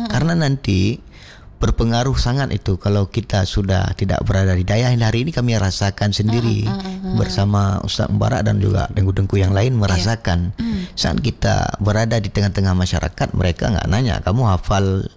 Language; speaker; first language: Indonesian; non-native, local second language; Achinese